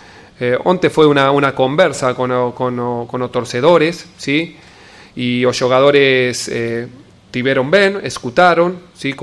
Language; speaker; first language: Portuguese; non-native, learner; Spanish